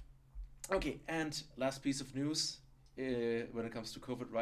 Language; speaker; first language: English; non-native, fluent; German